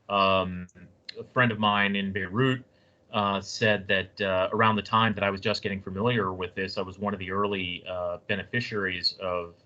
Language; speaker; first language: English; native; English